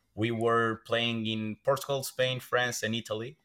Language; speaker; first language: English; non-native, fluent; Portuguese